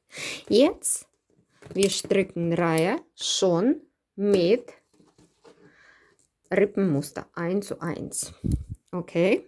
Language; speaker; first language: German; non-native, fluent; Russian